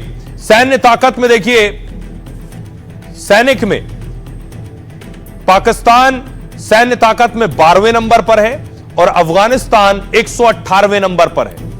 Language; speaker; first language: Hindi; native; Hindi